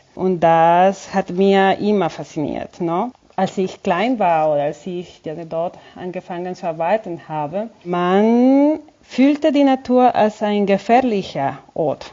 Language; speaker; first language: German; non-native, fluent; Spanish